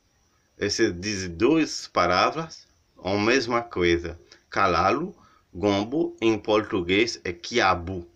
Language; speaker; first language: Portuguese; non-native, learner; Haitian Creole